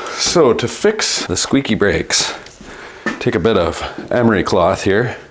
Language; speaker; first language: English; native; English